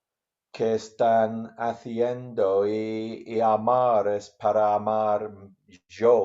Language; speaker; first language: Spanish; non-native, learner; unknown